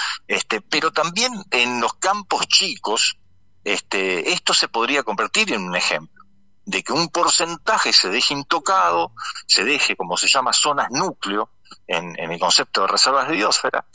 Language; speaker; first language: Spanish; native; Spanish